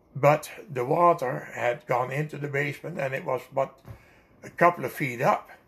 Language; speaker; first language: English; non-native, fluent; Dutch